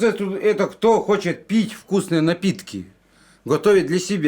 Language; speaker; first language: Russian; native; Russian